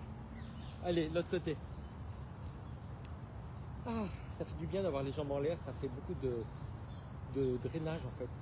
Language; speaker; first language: French; native; French